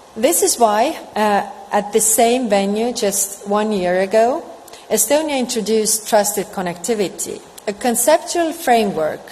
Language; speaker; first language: English; non-native, fluent; Estonian